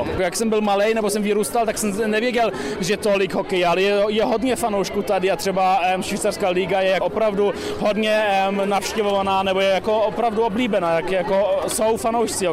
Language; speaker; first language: Czech; early bilingual, heritage; Czech